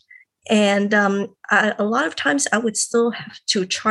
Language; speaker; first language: English; non-native, local second language; Cantonese